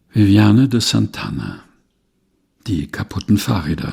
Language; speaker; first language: German; non-native, fluent; Portuguese